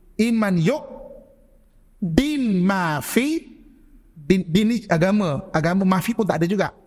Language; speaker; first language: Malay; native; Malay